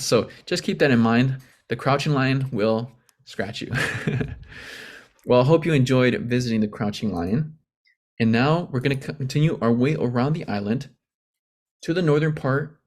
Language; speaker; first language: English; native; English